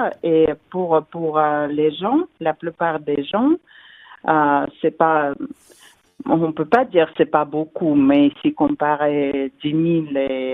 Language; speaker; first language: French; non-native, fluent; Russian